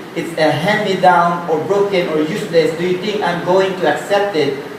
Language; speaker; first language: English; non-native, local second language; Filipino